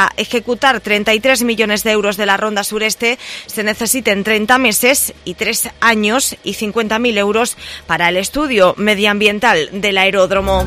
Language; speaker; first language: Spanish; native; Spanish